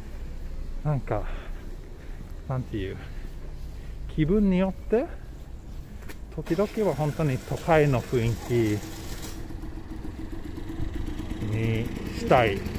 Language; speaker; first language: Japanese; non-native, fluent; Swedish